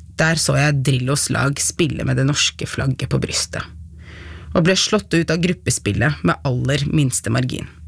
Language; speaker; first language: Norwegian; early bilingual, other home language; Arabic